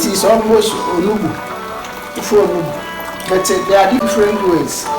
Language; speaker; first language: English; non-native, local second language; Igbo